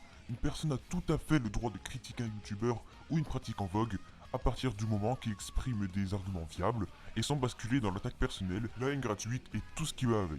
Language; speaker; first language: French; native; French